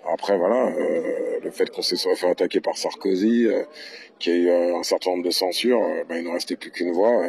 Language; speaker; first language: French; native; French